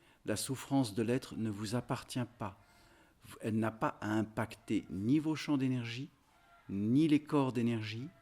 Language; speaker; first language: French; native; French